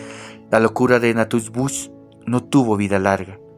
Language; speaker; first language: Spanish; native; Spanish